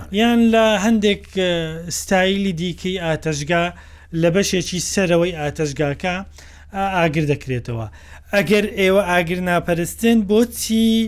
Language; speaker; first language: Central Kurdish; native; Central Kurdish